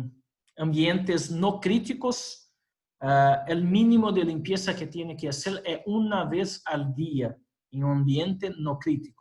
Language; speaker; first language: Spanish; non-native, fluent; Portuguese